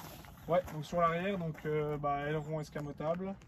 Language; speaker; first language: French; native; French